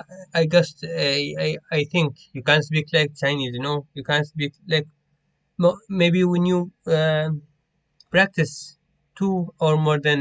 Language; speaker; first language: English; non-native, learner; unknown